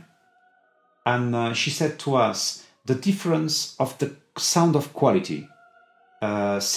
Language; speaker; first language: English; non-native, fluent; Spanish